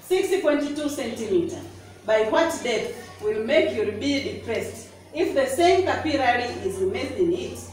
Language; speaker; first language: English; non-native, local second language; Swahili